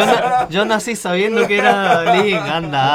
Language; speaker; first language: Spanish; native; Spanish